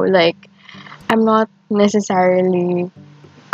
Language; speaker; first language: English; non-native, local second language; Filipino